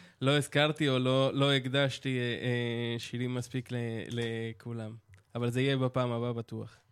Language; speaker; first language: Hebrew; non-native, fluent; Spanish